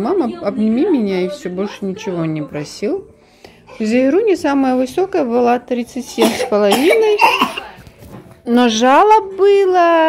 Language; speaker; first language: Russian; native; Russian